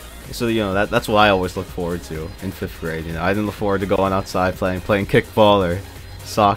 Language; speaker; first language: English; native; English